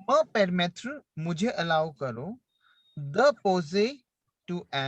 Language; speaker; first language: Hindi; native; Hindi